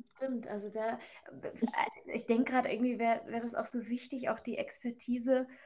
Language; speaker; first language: German; native; German